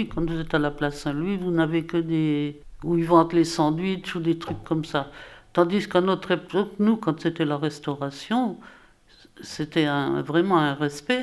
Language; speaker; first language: French; native; French